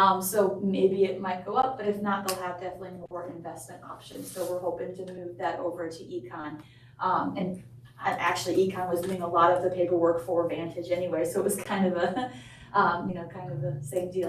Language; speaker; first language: English; native; English